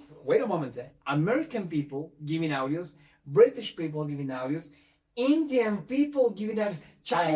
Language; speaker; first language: English; non-native, fluent; Spanish